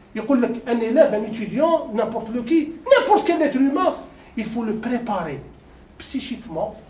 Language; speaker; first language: French; non-native, local second language; Arabic